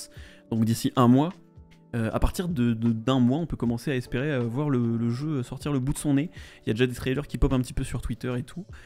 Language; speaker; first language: French; native; French